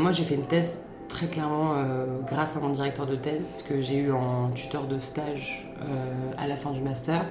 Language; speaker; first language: French; native; French